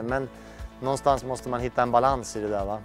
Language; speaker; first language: Swedish; early bilingual, other home language; Turoyo